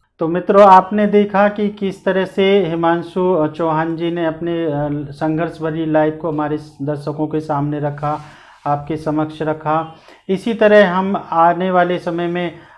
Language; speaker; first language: Hindi; native; Hindi